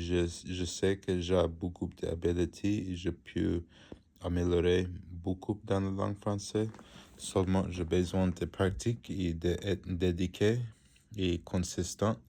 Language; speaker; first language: French; non-native, learner; English